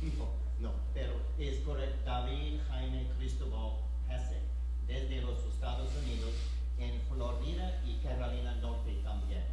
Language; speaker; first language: Spanish; non-native, learner; English